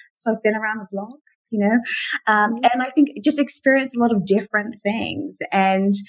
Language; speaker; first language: English; native; English